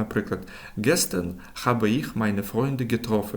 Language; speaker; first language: German; non-native, fluent; Ukrainian